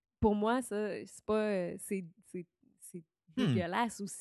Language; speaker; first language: French; native; French